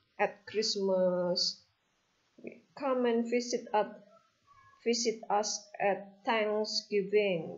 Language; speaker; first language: English; non-native, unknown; Indonesian